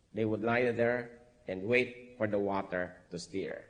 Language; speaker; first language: English; non-native, local second language; Filipino